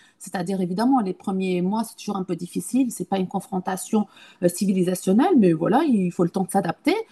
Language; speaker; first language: French; non-native, local second language; Arabic